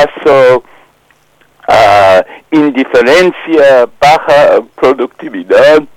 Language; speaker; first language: Spanish; non-native, fluent; English